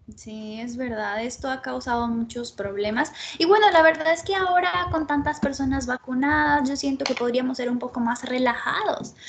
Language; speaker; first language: Spanish; native; Spanish